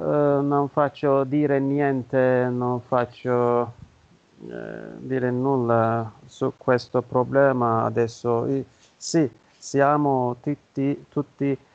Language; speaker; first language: Italian; non-native, learner; Turkish